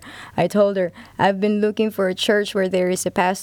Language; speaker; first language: English; non-native, local second language; Filipino